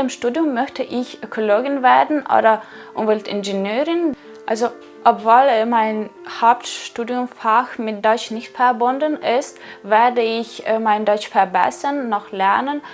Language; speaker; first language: German; non-native, fluent; Ukrainian